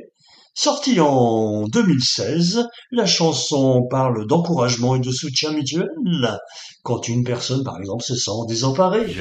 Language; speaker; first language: French; native; French